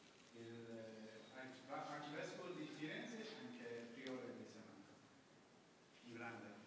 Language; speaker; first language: Italian; non-native, learner; English